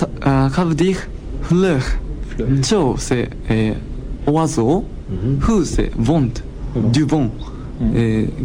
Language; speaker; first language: French; non-native, learner; Japanese